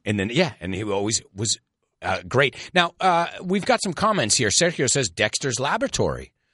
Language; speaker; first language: English; native; English